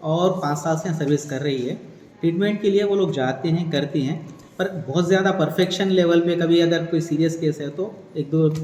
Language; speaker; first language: Hindi; non-native, local second language; Telugu